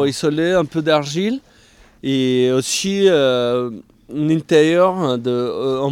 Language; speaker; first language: French; non-native, fluent; Spanish